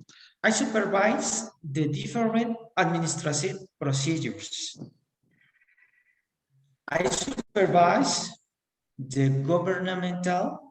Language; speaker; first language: English; non-native, learner; Spanish